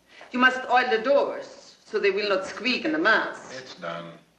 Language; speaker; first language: English; non-native, learner; German